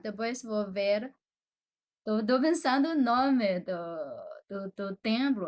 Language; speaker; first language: Portuguese; non-native, fluent; Chinese